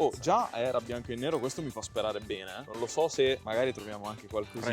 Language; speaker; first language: Italian; native; Italian